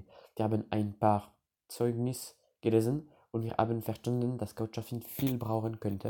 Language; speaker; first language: German; non-native, learner; French